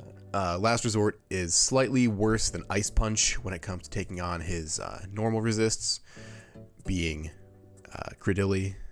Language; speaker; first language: English; native; English